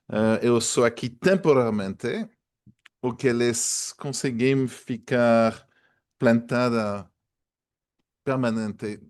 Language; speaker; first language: Portuguese; non-native, fluent; French